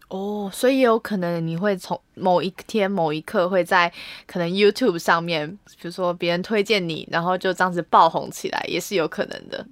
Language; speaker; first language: Chinese; native; Chinese